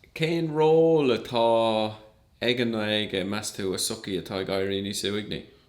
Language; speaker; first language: Irish; non-native, local second language; English